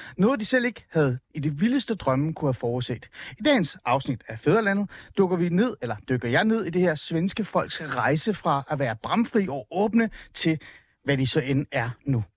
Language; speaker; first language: Danish; early bilingual, other home language; Persian